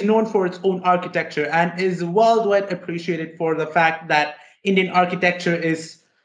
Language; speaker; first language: English; non-native, local second language; Malayalam